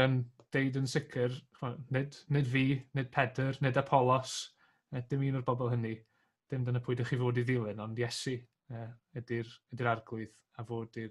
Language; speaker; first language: Welsh; native; Welsh